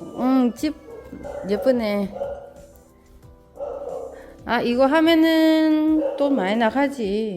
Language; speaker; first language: Korean; non-native, learner; Vietnamese